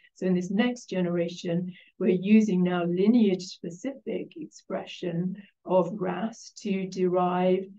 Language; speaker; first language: English; native; English